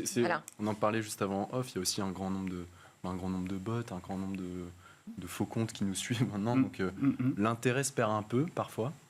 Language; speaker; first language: French; native; French